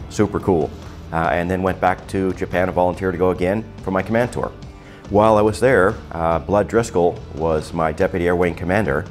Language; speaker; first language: English; native; English